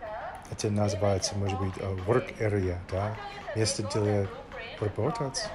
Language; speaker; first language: Russian; non-native, learner; English